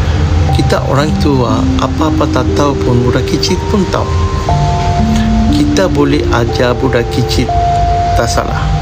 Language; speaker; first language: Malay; non-native, learner; Bangla